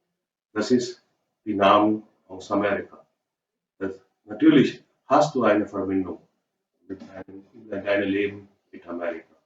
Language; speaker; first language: German; non-native, learner; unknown